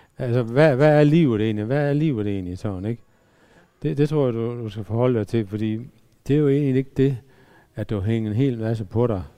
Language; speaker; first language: Danish; native; Danish